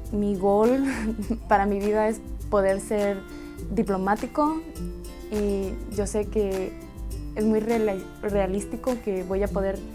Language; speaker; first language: Spanish; early bilingual, heritage; English